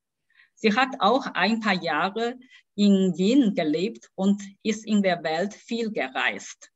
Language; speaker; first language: German; non-native, fluent; Chinese